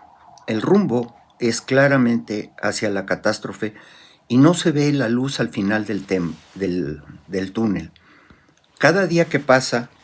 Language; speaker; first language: Spanish; native; Spanish